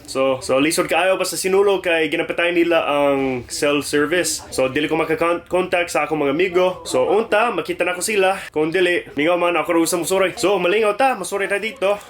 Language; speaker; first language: Cebuano; non-native, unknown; English